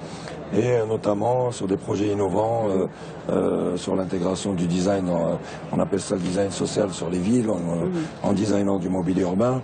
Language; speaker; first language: French; non-native, local second language; Arabic